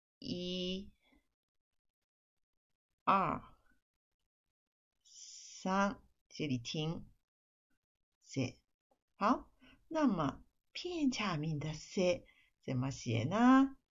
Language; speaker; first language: Chinese; non-native, fluent; Japanese